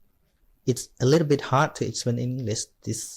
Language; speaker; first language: English; non-native, learner; Khmer